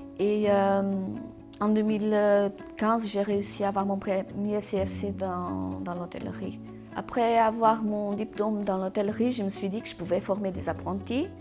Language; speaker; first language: French; non-native, fluent; Portuguese